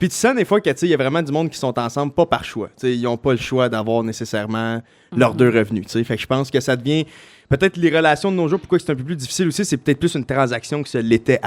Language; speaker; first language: French; native; French